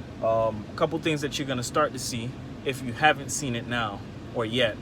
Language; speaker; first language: English; native; English